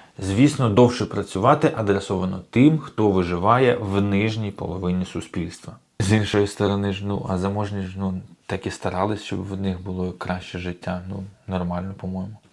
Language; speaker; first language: Ukrainian; native; Ukrainian